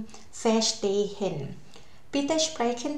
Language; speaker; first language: German; non-native, learner; Thai